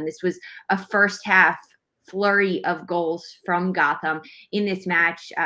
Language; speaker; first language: English; native; English